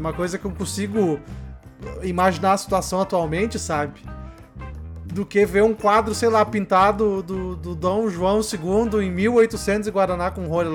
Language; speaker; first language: Portuguese; native; Portuguese